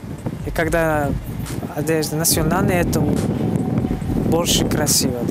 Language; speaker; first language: Russian; non-native, learner; Turkmen